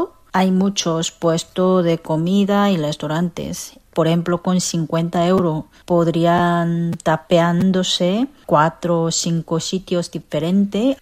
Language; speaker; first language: Spanish; non-native, fluent; Korean